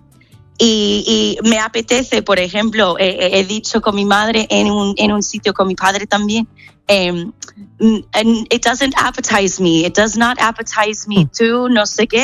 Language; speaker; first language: Spanish; non-native, fluent; English